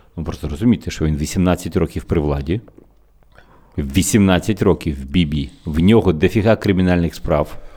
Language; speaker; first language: Ukrainian; native; Ukrainian